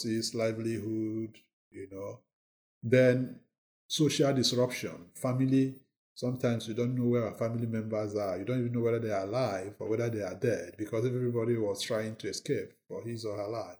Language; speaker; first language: English; non-native, local second language; Igbo